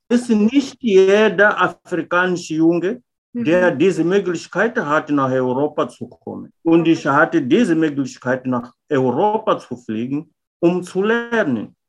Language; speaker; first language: German; non-native, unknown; Portuguese